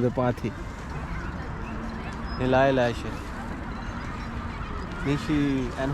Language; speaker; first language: Chinese; non-native, learner; Urdu